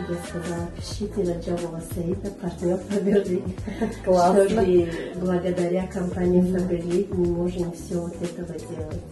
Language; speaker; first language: Russian; non-native, learner; Tajik